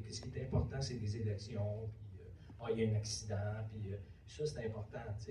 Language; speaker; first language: French; native; French